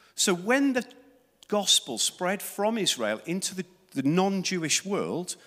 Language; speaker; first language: English; native; English